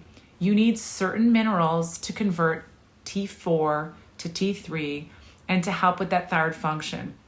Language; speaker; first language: English; native; English